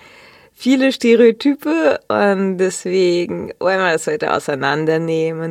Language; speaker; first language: German; early bilingual, other home language; Russian